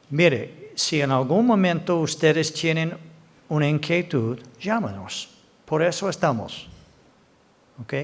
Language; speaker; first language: Spanish; non-native, fluent; English